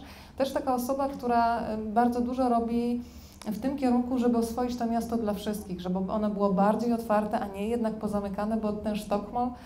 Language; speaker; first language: Polish; native; Polish